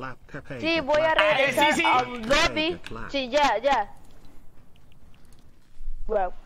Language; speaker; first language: Spanish; native; Spanish